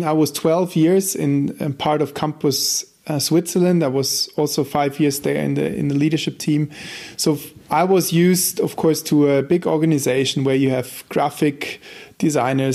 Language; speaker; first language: English; non-native, fluent; German